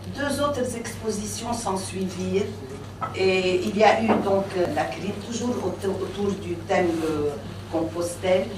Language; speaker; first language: French; non-native, local second language; Arabic